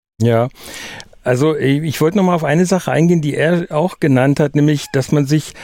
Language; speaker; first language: German; native; German